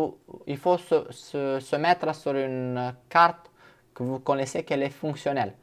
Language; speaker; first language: French; non-native, fluent; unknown